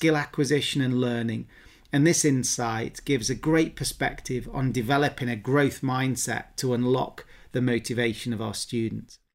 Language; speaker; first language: English; native; English